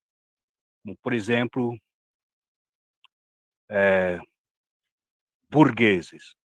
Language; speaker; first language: Portuguese; non-native, local second language; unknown